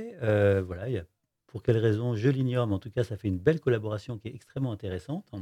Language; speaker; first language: French; native; French